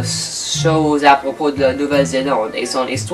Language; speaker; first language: French; non-native, learner; English